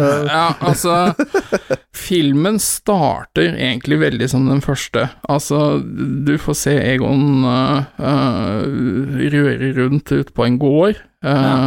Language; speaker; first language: Norwegian; native; Norwegian